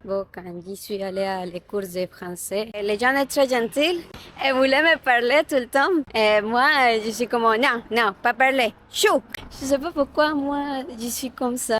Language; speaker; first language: French; non-native, learner; Spanish